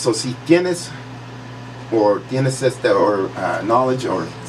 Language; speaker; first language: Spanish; early bilingual, heritage; English